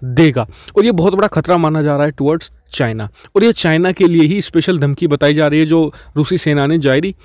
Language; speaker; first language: Hindi; native; Hindi